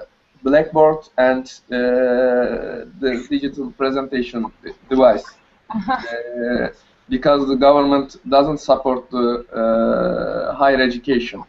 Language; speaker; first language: English; non-native, learner; Turkish